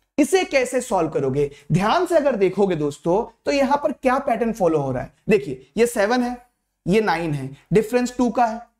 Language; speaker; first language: Hindi; native; Hindi